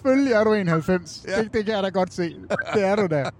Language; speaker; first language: Danish; native; Danish